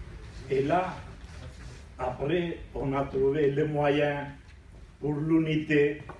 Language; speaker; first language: French; non-native, fluent; Italian